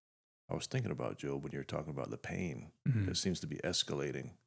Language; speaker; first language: English; native; English